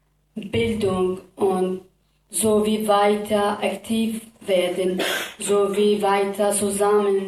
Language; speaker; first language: German; non-native, learner; Kurdish